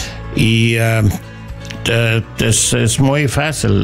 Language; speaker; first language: Spanish; non-native, learner; English